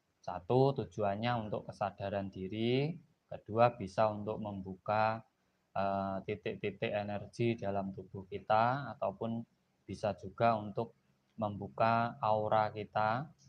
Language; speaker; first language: Indonesian; non-native, local second language; Javanese